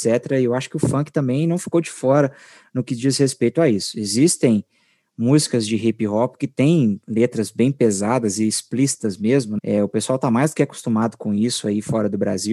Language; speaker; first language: Portuguese; native; Portuguese